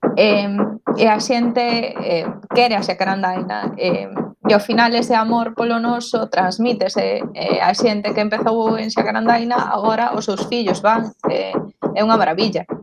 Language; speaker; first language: Galician; non-native, local second language; Spanish